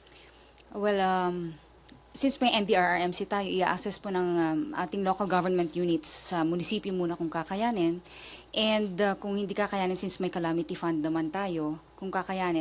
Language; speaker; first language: Filipino; native; Filipino